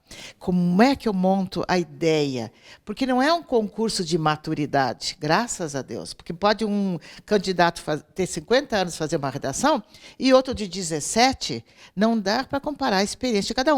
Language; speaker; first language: Portuguese; native; Portuguese